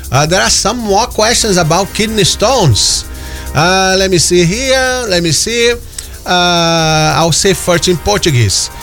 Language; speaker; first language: English; non-native, fluent; Portuguese